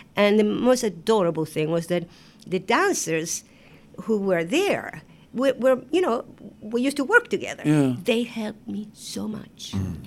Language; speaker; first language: English; non-native, fluent; Spanish